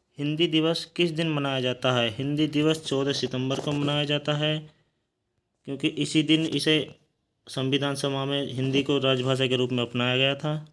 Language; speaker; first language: Hindi; native; Hindi